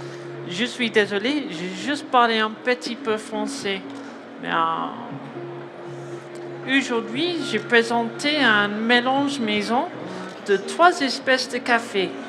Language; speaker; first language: French; non-native, learner; English